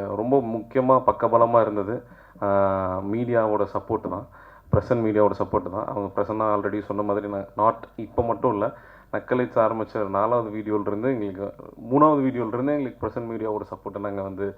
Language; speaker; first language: Tamil; native; Tamil